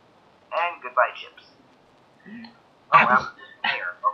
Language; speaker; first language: English; native; English